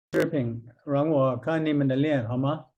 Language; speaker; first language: Chinese; non-native, fluent; English